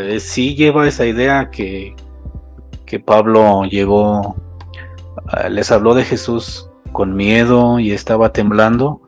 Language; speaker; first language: Spanish; non-native, local second language; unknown